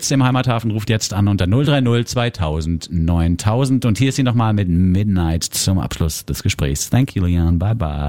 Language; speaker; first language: German; native; German